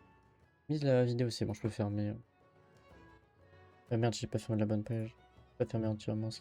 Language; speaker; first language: French; native; French